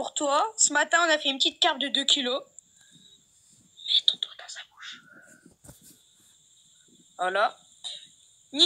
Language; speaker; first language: French; native; French